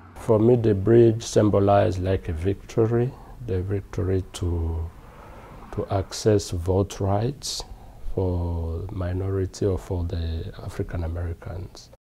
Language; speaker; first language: English; non-native, fluent; Swahili